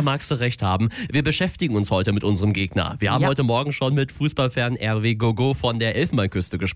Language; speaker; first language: German; native; German